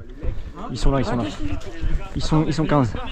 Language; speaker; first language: French; native; French